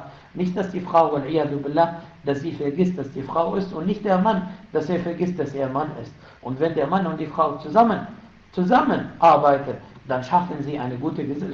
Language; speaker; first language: German; non-native, fluent; Arabic